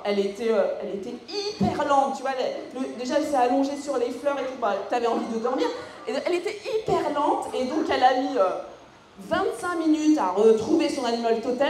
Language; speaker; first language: French; native; French